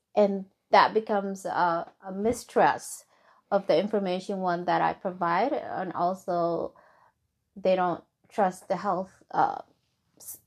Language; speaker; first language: English; non-native, fluent; Somali